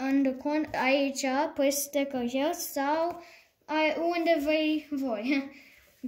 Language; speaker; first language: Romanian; early bilingual, heritage; Romanian